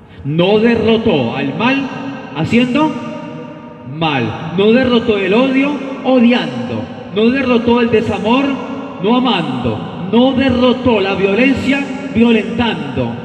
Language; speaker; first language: Spanish; native; Spanish